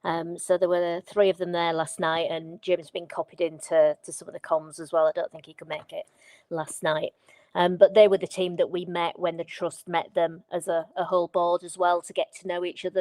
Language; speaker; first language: English; native; English